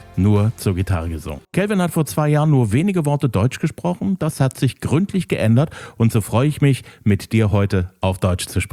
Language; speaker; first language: German; native; German